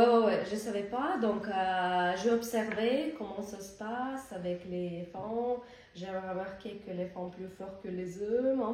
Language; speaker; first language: French; non-native, learner; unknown